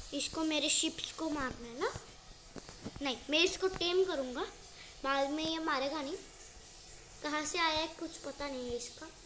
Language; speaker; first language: Hindi; non-native, local second language; Marathi